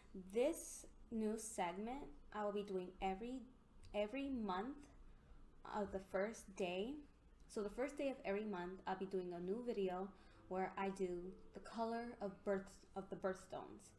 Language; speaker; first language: English; native; English